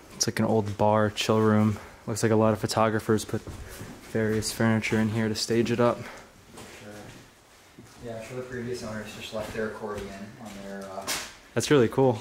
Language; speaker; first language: English; native; English